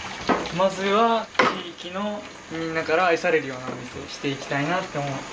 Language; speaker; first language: Japanese; native; Japanese